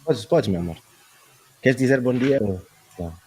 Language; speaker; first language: Portuguese; non-native, fluent; French